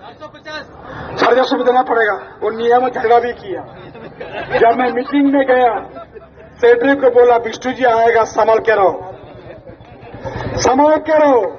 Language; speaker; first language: Hindi; non-native, local second language; Bangla